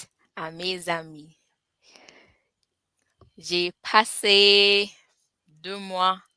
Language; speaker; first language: French; non-native, learner; English